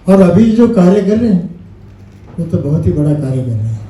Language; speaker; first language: Hindi; non-native, local second language; Marathi